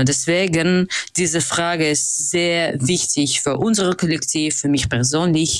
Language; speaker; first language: German; non-native, fluent; Russian